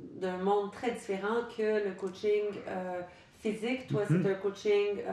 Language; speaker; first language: French; non-native, local second language; English